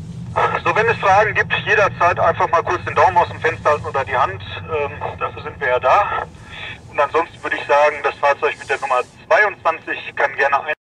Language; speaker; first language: German; native; German